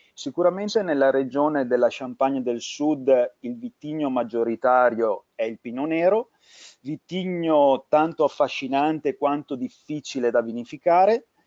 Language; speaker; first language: Italian; native; Italian